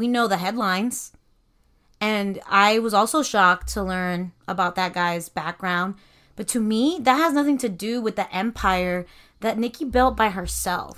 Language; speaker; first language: English; native; English